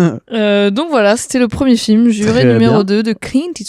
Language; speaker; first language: French; native; French